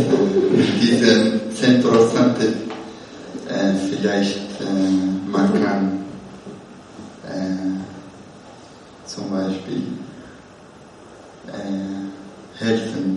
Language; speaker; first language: German; non-native, learner; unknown